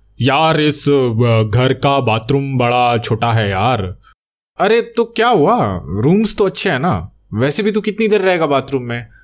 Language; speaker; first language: Hindi; non-native, local second language; Bangla